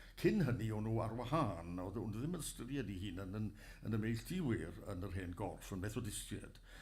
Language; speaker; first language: Welsh; native; Welsh